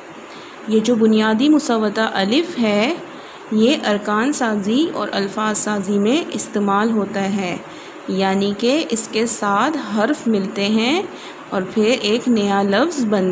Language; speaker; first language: Urdu; non-native, local second language; Pashto